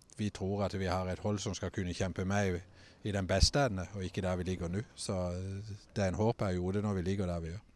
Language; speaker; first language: Norwegian; native; Norwegian